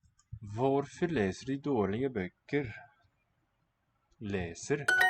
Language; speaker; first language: Swedish; non-native, learner; English